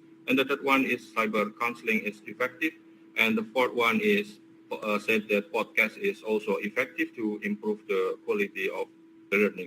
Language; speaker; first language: English; non-native, learner; Indonesian